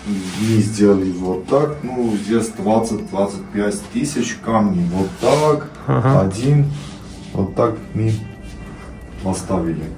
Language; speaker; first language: Russian; non-native, learner; Armenian